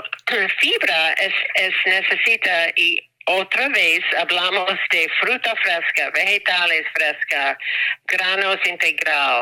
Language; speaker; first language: Spanish; non-native, learner; English